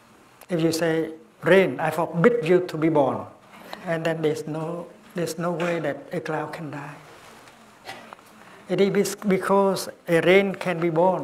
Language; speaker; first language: English; non-native, fluent; Vietnamese